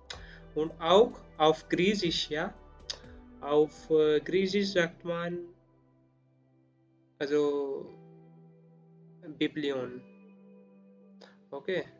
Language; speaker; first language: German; non-native, learner; Spanish